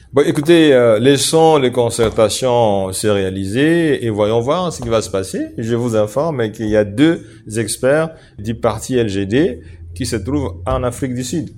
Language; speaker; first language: French; non-native, local second language; Swahili